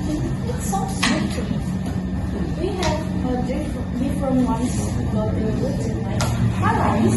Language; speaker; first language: English; non-native, learner; Indonesian